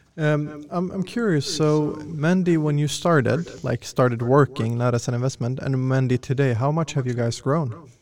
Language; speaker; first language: English; non-native, fluent; Swedish